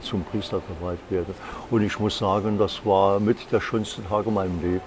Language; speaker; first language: German; native; German